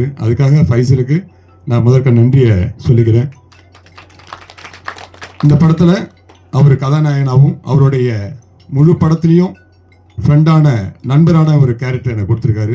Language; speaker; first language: Tamil; native; Tamil